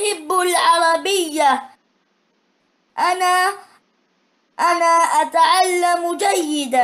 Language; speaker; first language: Arabic; non-native, learner; Thai